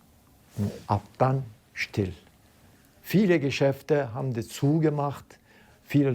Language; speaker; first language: German; non-native, fluent; Turkish